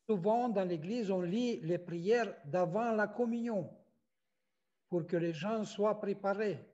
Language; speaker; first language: French; non-native, fluent; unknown